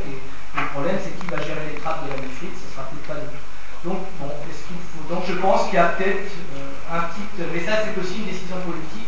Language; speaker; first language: French; native; French